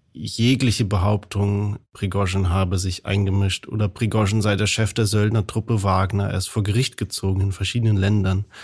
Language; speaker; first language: German; native; German